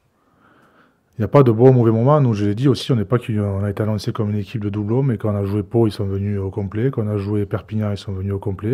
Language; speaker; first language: French; native; French